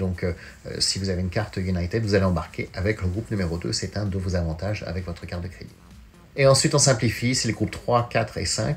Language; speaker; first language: French; native; French